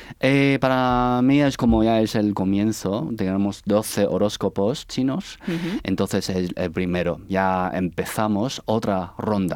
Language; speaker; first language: Spanish; non-native, learner; Chinese